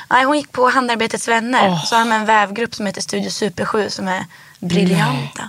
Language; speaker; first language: Swedish; native; Swedish